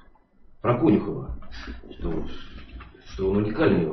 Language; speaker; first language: Russian; native; Russian